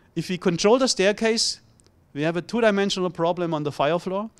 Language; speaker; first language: English; non-native, fluent; German